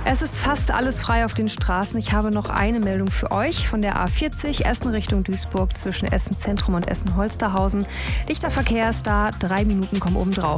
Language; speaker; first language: German; native; German